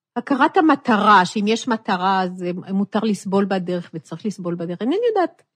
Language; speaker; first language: Hebrew; native; Hebrew